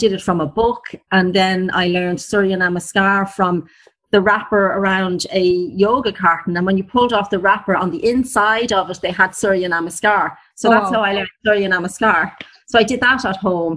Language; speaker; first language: English; native; English